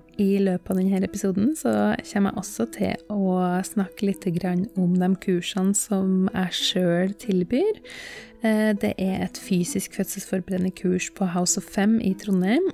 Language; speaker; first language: Norwegian; native; Norwegian